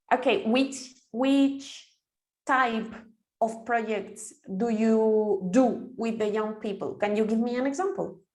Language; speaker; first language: English; non-native, fluent; Spanish